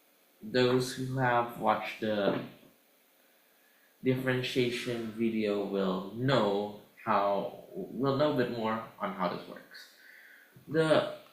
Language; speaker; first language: English; non-native, fluent; Indonesian